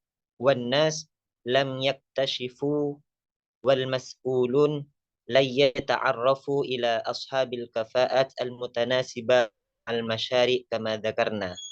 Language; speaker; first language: Arabic; non-native, learner; Indonesian